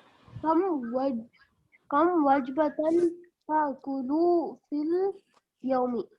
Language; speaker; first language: Arabic; non-native, learner; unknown